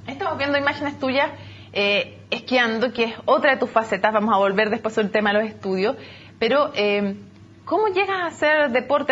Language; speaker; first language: Spanish; native; Spanish